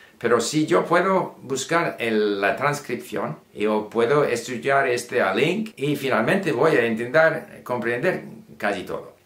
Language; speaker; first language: Spanish; non-native, fluent; English